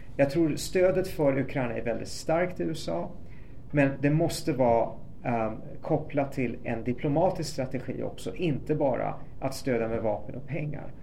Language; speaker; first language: Swedish; early bilingual, other home language; Persian